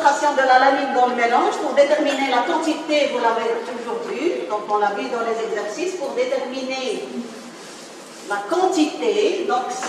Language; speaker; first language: French; non-native, local second language; Arabic